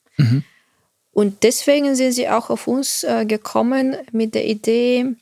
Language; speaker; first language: German; non-native, fluent; Bulgarian